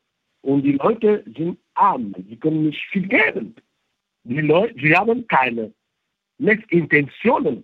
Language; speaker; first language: German; non-native, local second language; French